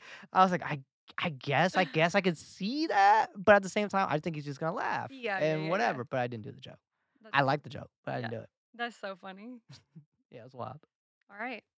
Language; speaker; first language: English; native; English